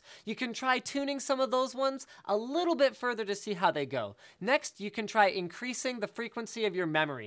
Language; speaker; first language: English; native; English